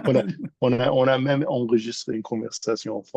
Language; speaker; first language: French; non-native, fluent; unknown